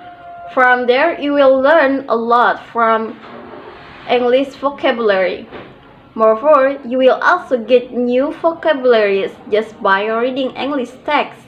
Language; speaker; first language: English; non-native, learner; Indonesian